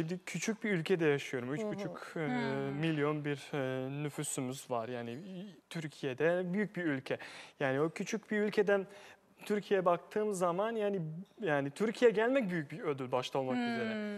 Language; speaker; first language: Turkish; non-native, fluent; Bosnian